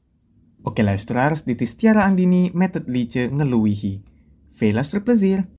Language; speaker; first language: Dutch; non-native, fluent; Indonesian